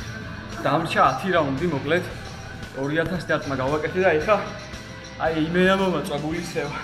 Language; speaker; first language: Georgian; native; Georgian